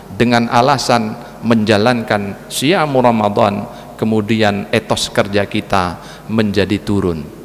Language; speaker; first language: Indonesian; native; Indonesian